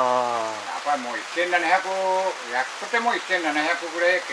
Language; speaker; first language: Japanese; native; Japanese